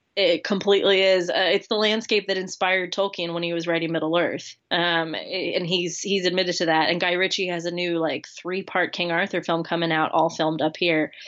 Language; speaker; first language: English; native; English